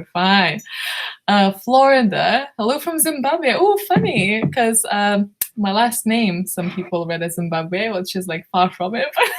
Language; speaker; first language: English; non-native, fluent; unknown